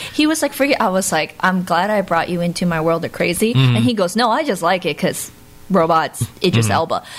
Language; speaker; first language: English; native; English